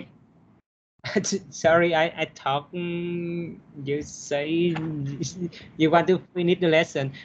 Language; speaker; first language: English; non-native, learner; Vietnamese